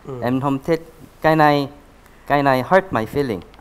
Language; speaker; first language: Vietnamese; non-native, learner; Korean